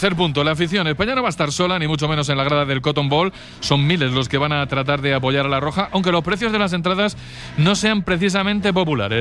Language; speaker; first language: Spanish; native; Spanish